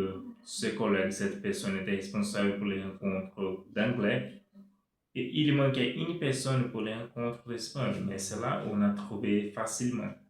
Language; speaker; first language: French; non-native, fluent; Portuguese